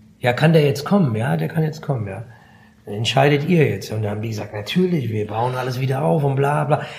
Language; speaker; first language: German; early bilingual, other home language; Arabic